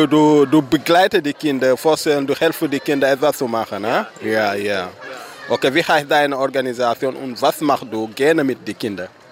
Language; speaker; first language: German; non-native, learner; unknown